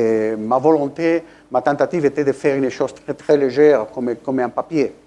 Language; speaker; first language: French; non-native, fluent; Spanish